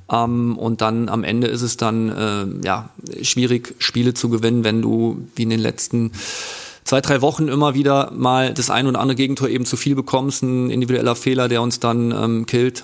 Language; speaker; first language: German; native; German